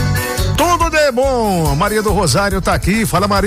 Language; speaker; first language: Portuguese; native; Portuguese